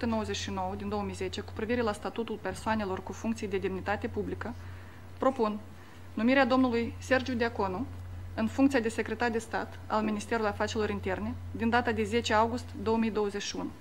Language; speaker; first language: Romanian; native; Romanian